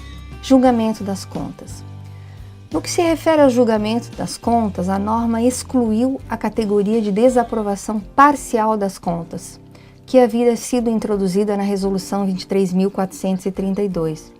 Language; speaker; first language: Portuguese; native; Portuguese